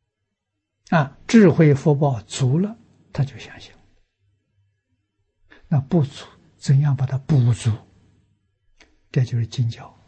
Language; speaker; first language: Chinese; native; Chinese